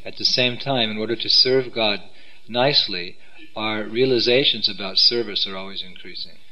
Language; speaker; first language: English; native; English